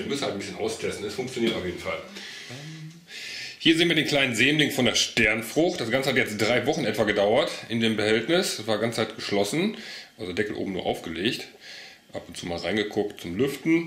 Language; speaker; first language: German; native; German